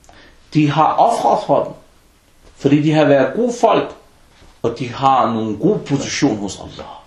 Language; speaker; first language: Danish; non-native, fluent; Arabic